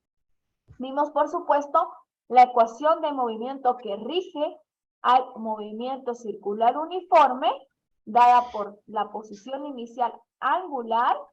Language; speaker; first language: Spanish; native; Spanish